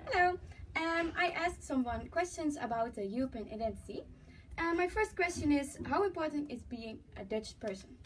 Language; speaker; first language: English; non-native, learner; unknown